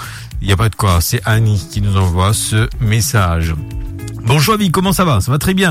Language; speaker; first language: French; non-native, local second language; Morisyen